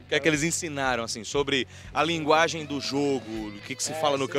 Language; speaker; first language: Portuguese; native; Portuguese